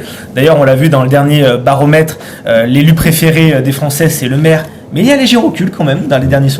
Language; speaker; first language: French; native; French